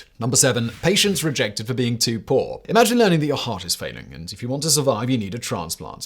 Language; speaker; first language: English; native; English